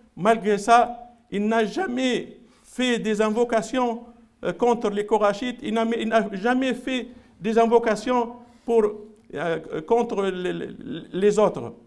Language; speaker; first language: French; non-native, local second language; Arabic